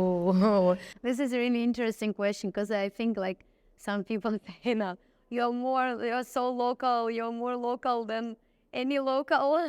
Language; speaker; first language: English; non-native, fluent; Russian